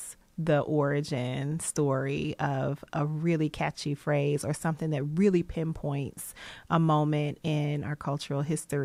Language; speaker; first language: English; native; English